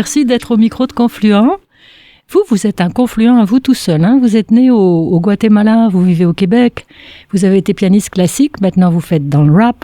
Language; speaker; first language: French; native; French